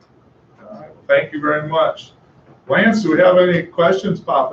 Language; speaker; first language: English; native; English